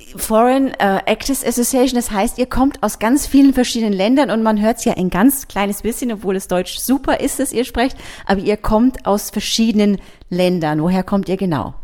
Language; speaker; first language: German; native; German